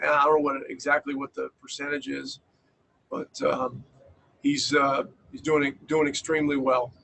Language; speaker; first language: English; native; English